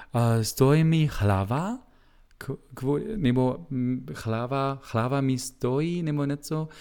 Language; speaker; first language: Czech; non-native, learner; German